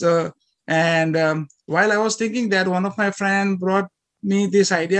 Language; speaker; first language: English; non-native, local second language; Gujarati